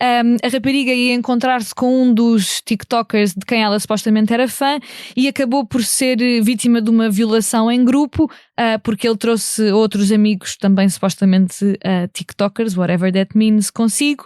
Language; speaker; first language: Portuguese; native; Portuguese